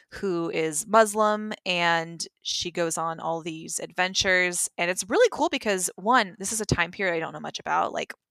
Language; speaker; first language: English; native; English